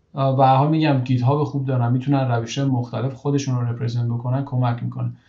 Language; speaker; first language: Persian; native; Persian